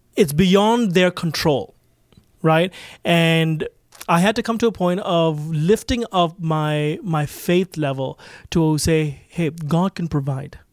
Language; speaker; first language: English; native; English